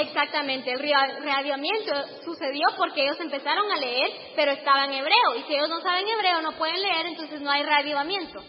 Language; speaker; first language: Spanish; native; Spanish